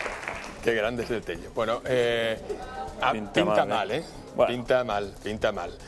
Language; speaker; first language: Spanish; native; Spanish